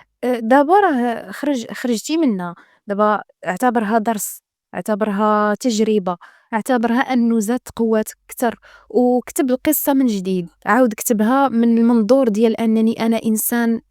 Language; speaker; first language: Arabic; native; Arabic